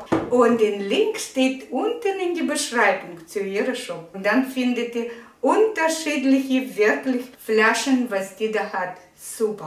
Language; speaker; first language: German; non-native, learner; Russian